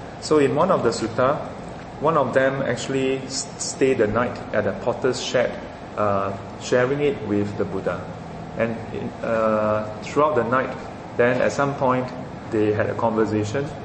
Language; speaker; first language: English; non-native, local second language; Chinese